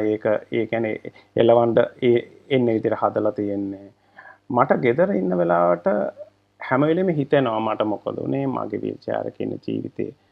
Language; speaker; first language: Sinhala; native; Sinhala